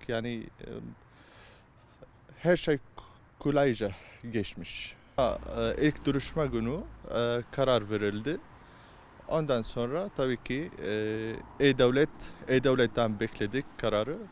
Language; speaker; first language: Turkish; non-native, learner; Arabic